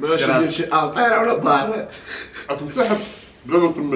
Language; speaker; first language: Arabic; native; Arabic